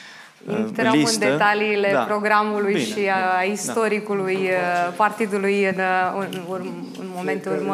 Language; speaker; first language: Romanian; native; Romanian